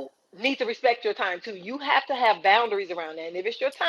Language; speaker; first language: English; native; English